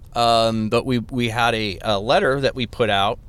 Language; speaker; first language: English; native; English